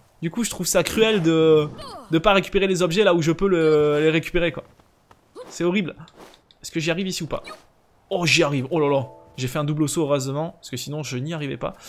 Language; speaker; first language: French; native; French